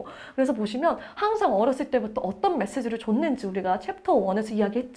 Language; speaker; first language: Korean; native; Korean